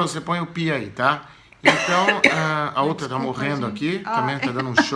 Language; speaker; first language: Portuguese; native; Portuguese